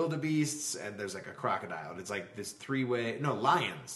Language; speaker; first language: English; native; English